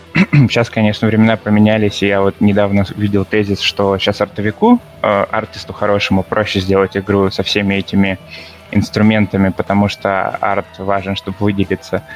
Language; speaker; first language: Russian; native; Russian